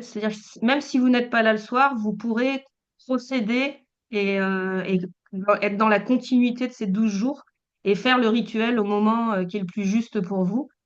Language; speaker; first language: French; native; French